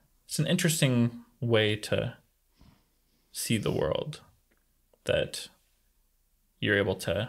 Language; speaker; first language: English; native; English